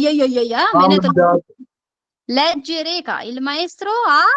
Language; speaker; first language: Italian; non-native, fluent; Urdu